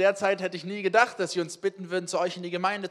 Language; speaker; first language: German; native; German